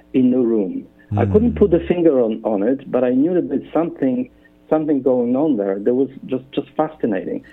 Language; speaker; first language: English; non-native, fluent; Polish